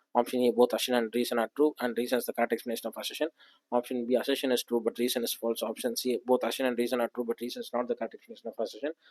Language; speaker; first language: English; non-native, local second language; Tamil